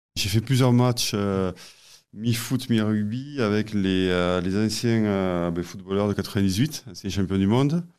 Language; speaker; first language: French; native; French